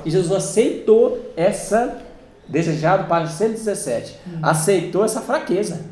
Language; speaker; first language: Portuguese; native; Portuguese